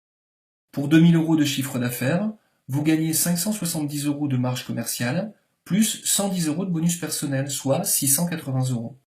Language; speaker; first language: French; native; French